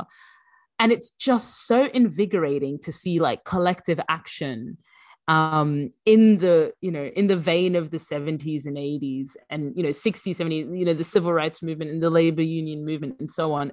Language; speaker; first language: English; native; English